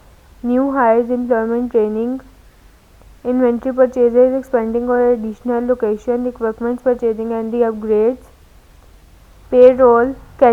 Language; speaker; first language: English; non-native, local second language; Urdu